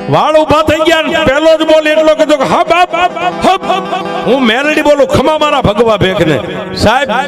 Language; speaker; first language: Gujarati; native; Gujarati